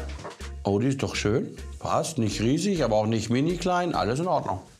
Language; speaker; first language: German; native; German